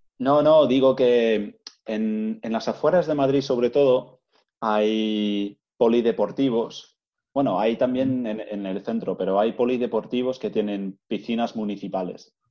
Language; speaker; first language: Spanish; non-native, fluent; English